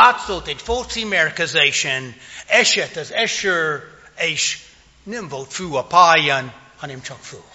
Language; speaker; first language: Hungarian; non-native, fluent; English